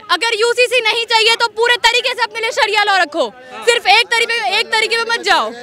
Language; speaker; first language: Hindi; native; Hindi